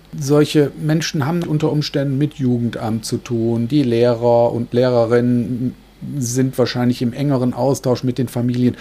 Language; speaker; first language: German; native; German